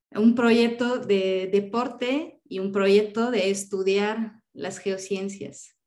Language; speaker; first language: Spanish; non-native, fluent; French